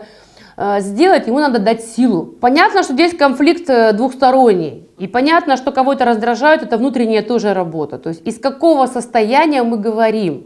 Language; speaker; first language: Russian; native; Russian